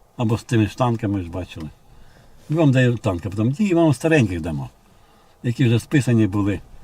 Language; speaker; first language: Ukrainian; non-native, local second language; Russian